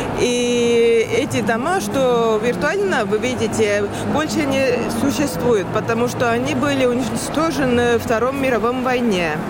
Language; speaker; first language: Russian; non-native, learner; Estonian